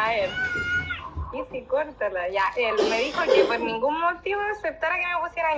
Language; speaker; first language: Spanish; native; Spanish